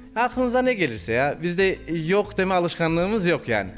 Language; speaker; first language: Turkish; native; Turkish